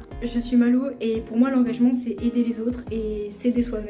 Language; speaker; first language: French; native; French